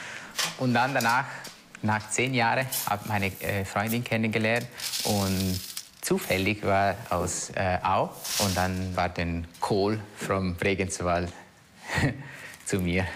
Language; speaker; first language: German; non-native, fluent; Italian